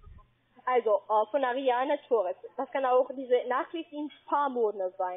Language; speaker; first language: German; non-native, learner; Spanish